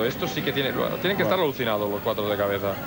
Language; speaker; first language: Spanish; native; Spanish